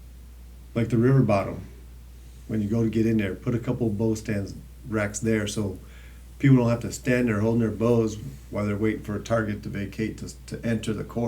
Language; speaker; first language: English; native; English